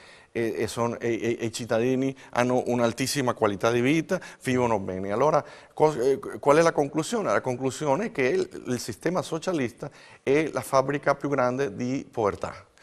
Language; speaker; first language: Italian; early bilingual, heritage; Spanish